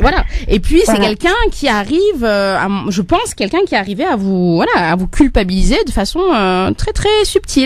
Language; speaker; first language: French; native; French